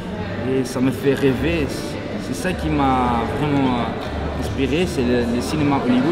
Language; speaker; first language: French; non-native, local second language; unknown